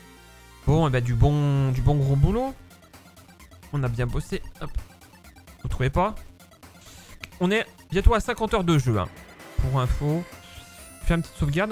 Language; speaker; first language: French; native; French